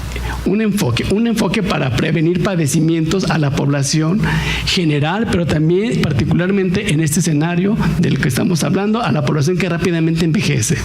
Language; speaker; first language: Spanish; native; Spanish